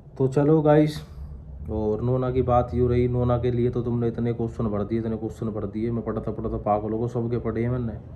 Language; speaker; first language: Hindi; native; Hindi